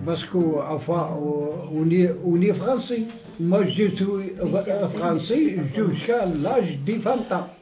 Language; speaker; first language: French; non-native, local second language; Arabic